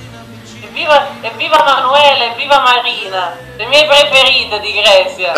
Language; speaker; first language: Italian; native; Italian